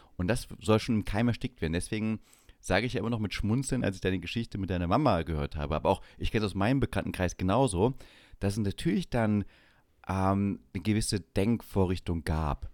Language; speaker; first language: German; native; German